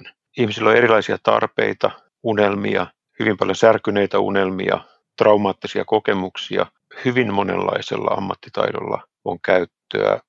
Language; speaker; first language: Finnish; native; Finnish